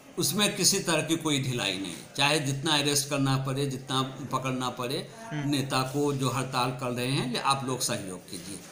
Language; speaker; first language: Hindi; native; Hindi